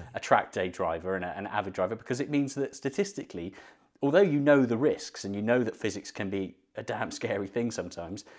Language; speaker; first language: English; native; English